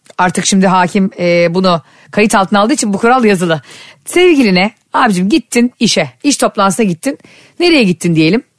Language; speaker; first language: Turkish; native; Turkish